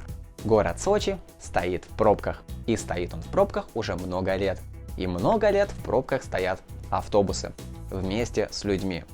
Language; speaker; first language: Russian; native; Russian